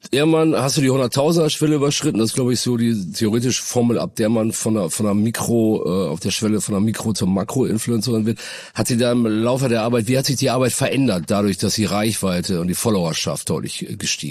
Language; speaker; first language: German; native; German